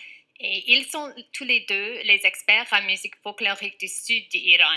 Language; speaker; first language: French; non-native, fluent; English